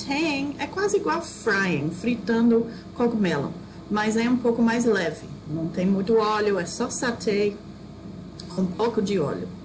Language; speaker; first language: Portuguese; non-native, fluent; English